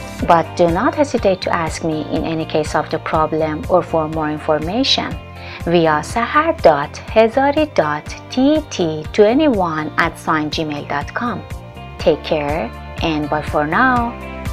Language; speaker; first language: English; non-native, fluent; Persian